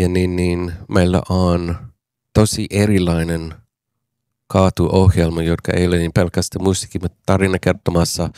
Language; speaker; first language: Finnish; non-native, fluent; English